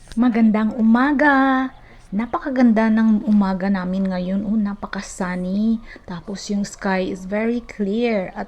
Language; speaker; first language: Filipino; non-native, local second language; Cebuano